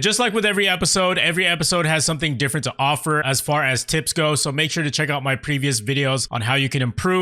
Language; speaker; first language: English; native; English